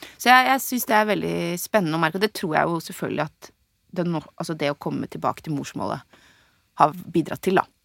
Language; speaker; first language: Norwegian; native; Norwegian